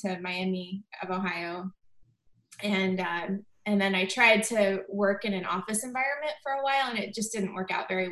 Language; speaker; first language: English; native; English